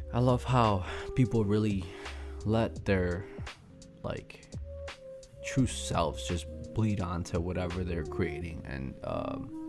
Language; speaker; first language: English; early bilingual, other home language; Spanish